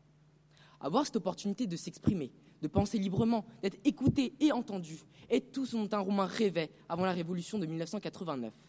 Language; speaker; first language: French; non-native, fluent; Romanian